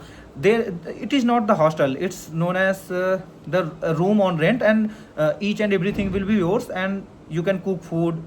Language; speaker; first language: English; non-native, learner; Hindi